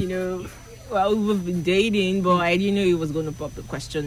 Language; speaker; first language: English; non-native, local second language; Igbo